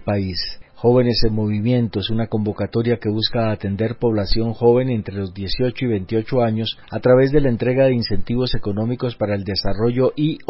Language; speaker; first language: Spanish; native; Spanish